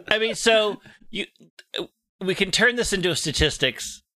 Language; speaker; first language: English; native; English